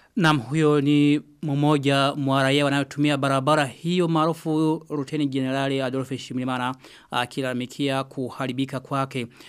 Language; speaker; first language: Swahili; non-native, local second language; Rundi